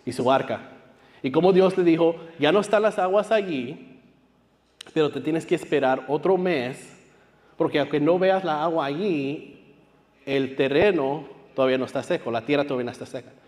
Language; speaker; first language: Spanish; early bilingual, heritage; Spanish